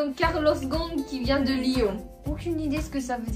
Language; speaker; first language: French; non-native, fluent; Japanese